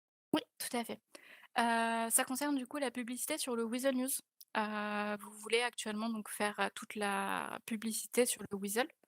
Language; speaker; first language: French; native; French